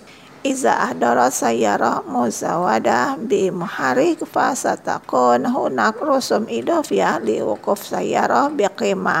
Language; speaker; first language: Arabic; non-native, learner; Indonesian